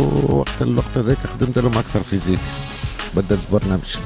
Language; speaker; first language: Arabic; native; Arabic